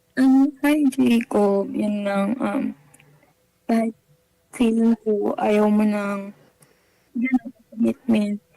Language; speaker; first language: Filipino; native; Filipino